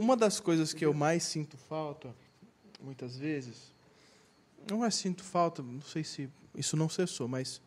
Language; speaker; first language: Portuguese; native; Portuguese